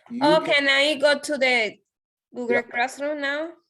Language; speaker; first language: English; non-native, learner; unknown